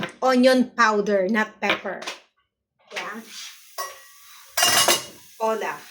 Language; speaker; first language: English; non-native, local second language; Filipino